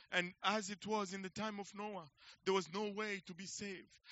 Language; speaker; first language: English; non-native, fluent; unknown